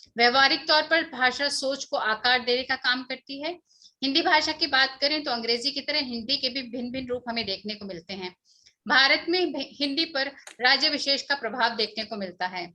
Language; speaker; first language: Hindi; native; Hindi